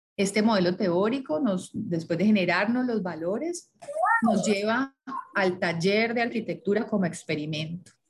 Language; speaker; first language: Spanish; native; Spanish